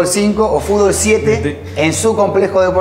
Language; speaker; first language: Spanish; native; Spanish